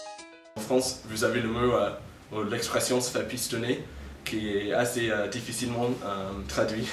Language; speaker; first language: French; non-native, fluent; English